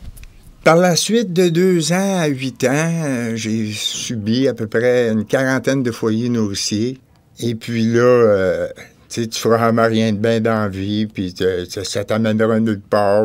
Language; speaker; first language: French; native; French